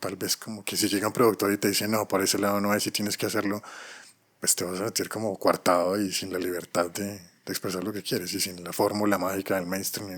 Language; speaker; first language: Spanish; native; Spanish